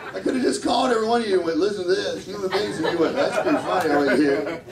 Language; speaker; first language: English; native; English